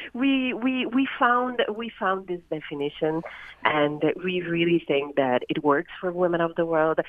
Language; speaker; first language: English; non-native, fluent; Italian